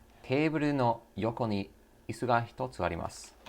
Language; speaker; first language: Japanese; non-native, learner; English